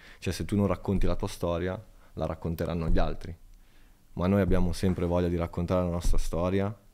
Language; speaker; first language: Italian; native; Italian